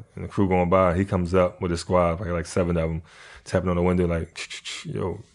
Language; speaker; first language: English; native; English